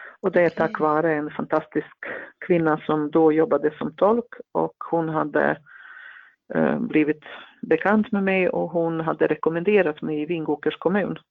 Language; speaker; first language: Swedish; non-native, fluent; Bosnian